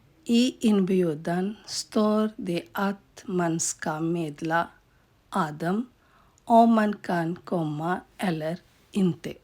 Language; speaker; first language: Swedish; non-native, fluent; Urdu